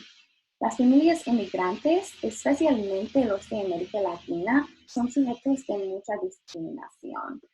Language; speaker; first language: Spanish; non-native, learner; English